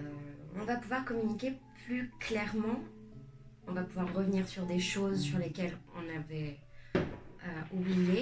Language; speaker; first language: French; native; French